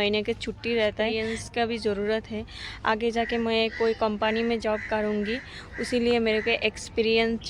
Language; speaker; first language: Hindi; non-native, learner; Bangla